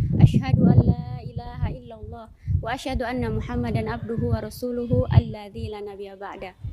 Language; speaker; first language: Indonesian; non-native, local second language; Tetum